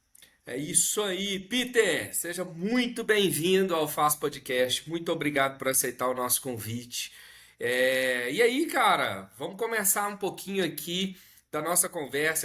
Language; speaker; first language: Portuguese; native; Portuguese